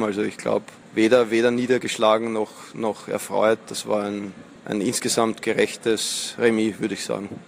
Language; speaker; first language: German; native; German